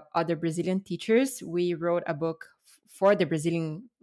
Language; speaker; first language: English; non-native, fluent; Portuguese